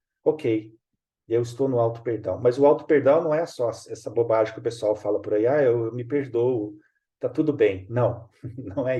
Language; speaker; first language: Portuguese; native; Portuguese